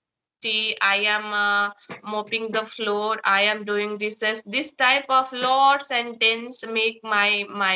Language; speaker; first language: English; non-native, learner; Hindi